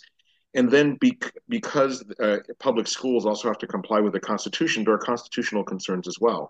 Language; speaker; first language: English; native; English